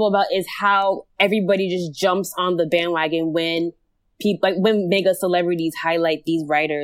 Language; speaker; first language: English; non-native, local second language; Akan